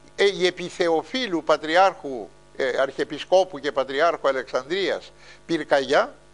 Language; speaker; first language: Greek; native; Greek